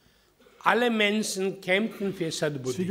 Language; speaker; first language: German; non-native, fluent; Hindi